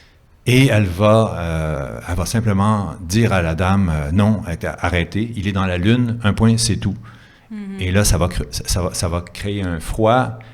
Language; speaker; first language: French; native; French